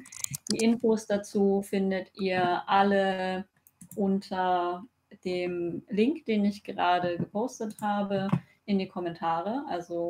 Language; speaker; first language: German; native; German